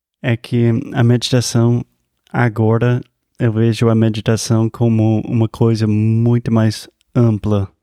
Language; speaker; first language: Portuguese; non-native, fluent; English